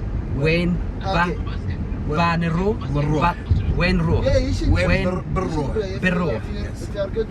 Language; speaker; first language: Arabic; non-native, learner; English